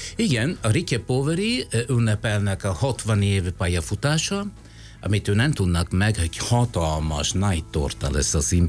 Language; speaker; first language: Hungarian; non-native, fluent; Italian